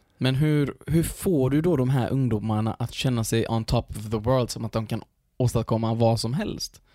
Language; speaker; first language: Swedish; early bilingual, other home language; Arabic